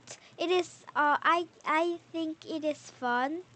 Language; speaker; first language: English; non-native, learner; Korean